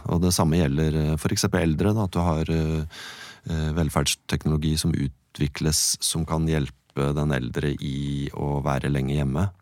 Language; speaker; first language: Norwegian; native; Norwegian